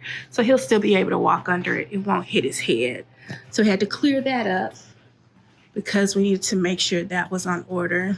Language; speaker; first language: English; native; English